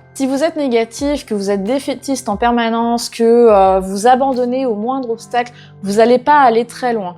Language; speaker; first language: French; native; French